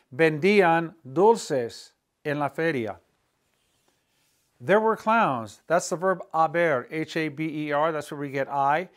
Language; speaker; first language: English; native; English